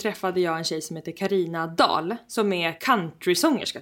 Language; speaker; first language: Swedish; native; Swedish